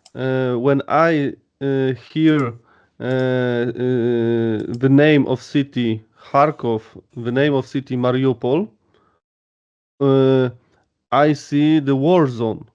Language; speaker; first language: English; non-native, fluent; Ukrainian